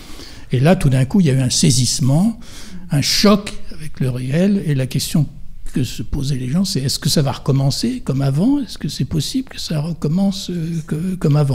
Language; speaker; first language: French; native; French